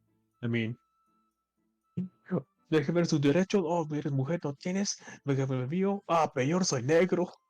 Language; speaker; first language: Spanish; early bilingual, heritage; English